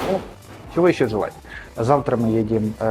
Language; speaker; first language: Russian; native; Russian